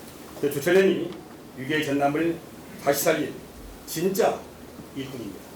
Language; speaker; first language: Korean; native; Korean